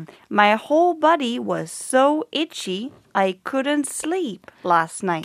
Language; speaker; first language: English; native; English